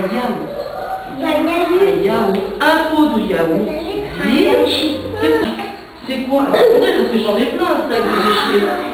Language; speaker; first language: French; native; French